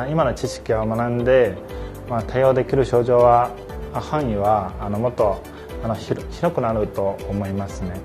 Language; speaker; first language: Japanese; non-native, fluent; Chinese